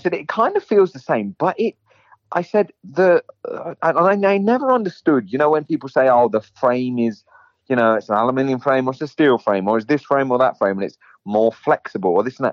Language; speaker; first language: English; native; English